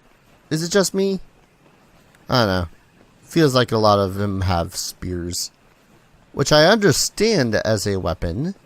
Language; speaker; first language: English; native; English